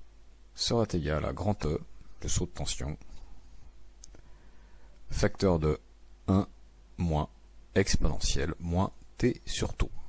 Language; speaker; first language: French; native; French